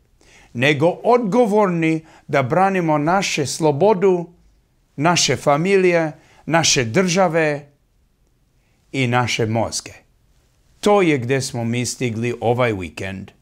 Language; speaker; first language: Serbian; early bilingual, heritage; English